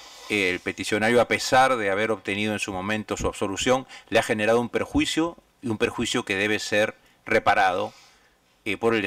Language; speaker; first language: Spanish; native; Spanish